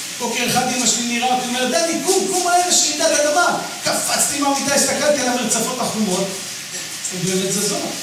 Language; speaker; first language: Hebrew; native; Hebrew